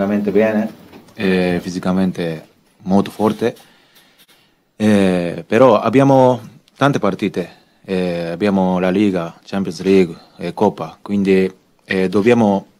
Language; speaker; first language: Italian; non-native, learner; Japanese